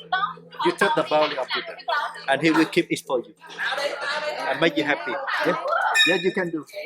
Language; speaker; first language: English; non-native, learner; Vietnamese